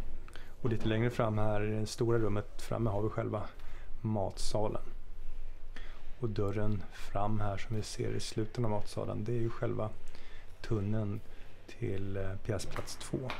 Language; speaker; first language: Swedish; native; Swedish